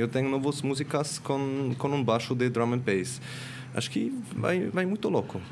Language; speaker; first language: Portuguese; non-native, learner; Swiss German